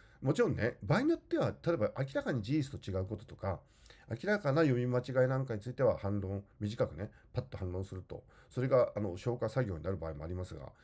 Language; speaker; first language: Japanese; native; Japanese